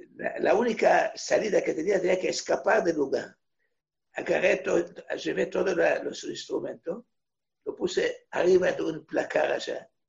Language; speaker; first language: Spanish; non-native, fluent; Hebrew